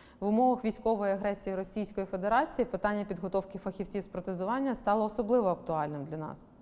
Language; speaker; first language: Ukrainian; native; Ukrainian